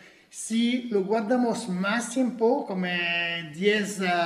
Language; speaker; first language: Spanish; non-native, fluent; French